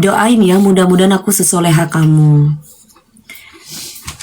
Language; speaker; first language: Indonesian; native; Indonesian